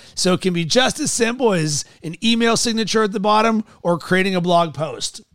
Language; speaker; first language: English; native; English